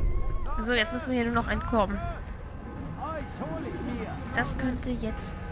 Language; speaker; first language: German; native; German